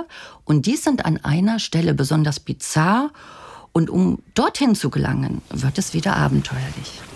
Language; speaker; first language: German; native; German